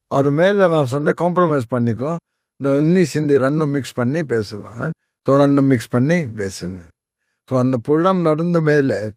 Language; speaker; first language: Tamil; non-native, fluent; Konkani